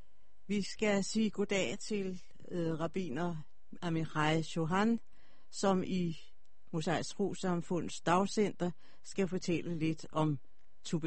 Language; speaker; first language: Danish; native; Danish